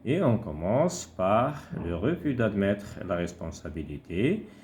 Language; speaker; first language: French; non-native, local second language; Arabic